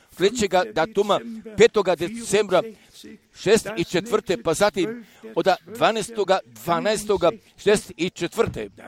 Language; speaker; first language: Croatian; early bilingual, heritage; Serbian